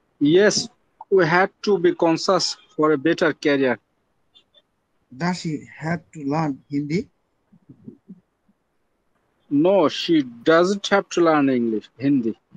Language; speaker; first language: English; non-native, learner; Bangla